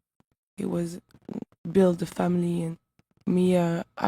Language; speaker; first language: English; non-native, learner; French